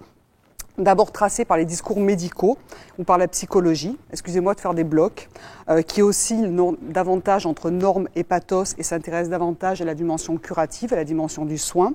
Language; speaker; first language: French; native; French